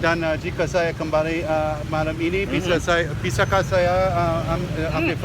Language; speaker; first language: Indonesian; non-native, learner; English